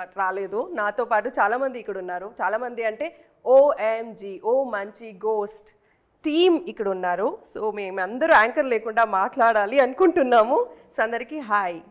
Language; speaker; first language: Telugu; non-native, fluent; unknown